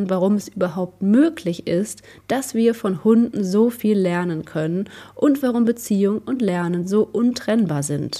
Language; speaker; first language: German; native; German